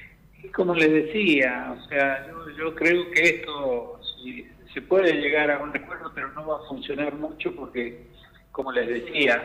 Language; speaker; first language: Spanish; native; Spanish